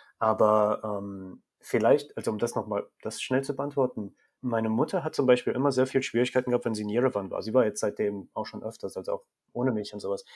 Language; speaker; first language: German; native; German